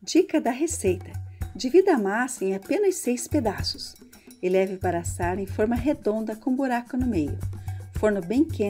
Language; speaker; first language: Portuguese; native; Portuguese